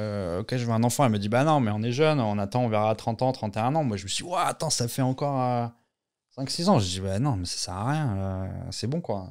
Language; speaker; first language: French; native; French